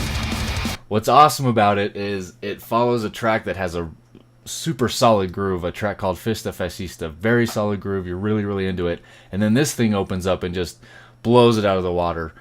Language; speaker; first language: English; native; English